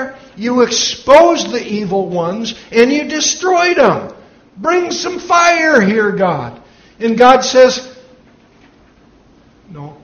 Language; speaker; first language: English; native; English